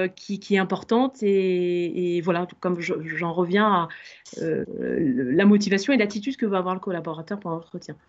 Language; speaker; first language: French; native; French